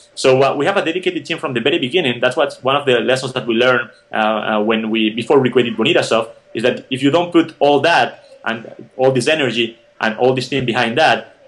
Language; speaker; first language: English; non-native, fluent; Spanish